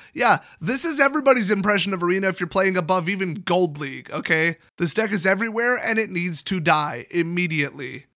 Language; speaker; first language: English; native; English